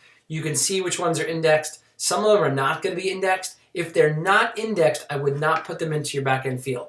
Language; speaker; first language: English; native; English